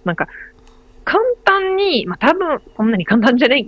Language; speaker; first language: Japanese; non-native, learner; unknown